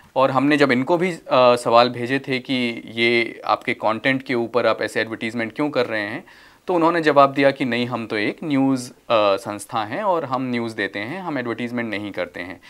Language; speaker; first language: Hindi; native; Hindi